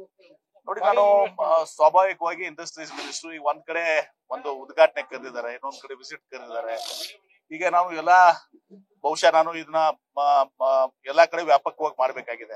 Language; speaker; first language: Kannada; native; Kannada